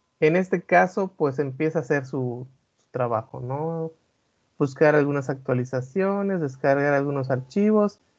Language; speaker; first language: Spanish; native; Spanish